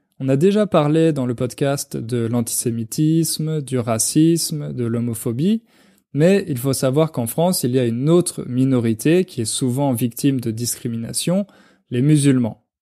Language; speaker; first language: French; native; French